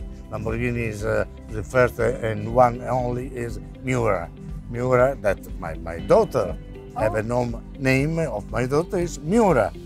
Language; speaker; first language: English; non-native, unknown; Italian